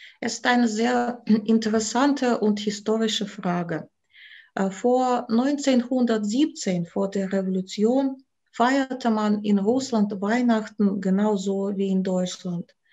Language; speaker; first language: German; non-native, fluent; Russian